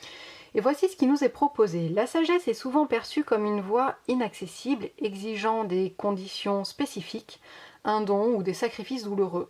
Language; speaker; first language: French; native; French